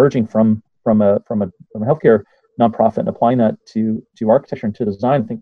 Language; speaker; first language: English; native; English